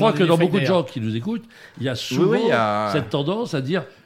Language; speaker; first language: French; native; French